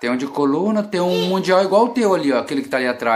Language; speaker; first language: Portuguese; native; Portuguese